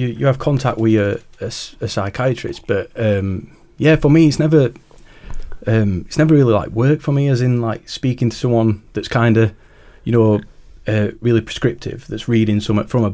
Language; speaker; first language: English; native; English